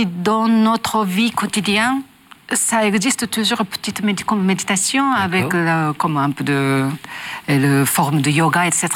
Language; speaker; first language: French; non-native, learner; Japanese